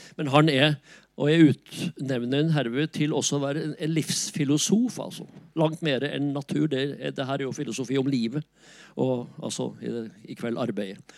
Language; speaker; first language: Norwegian; native; Norwegian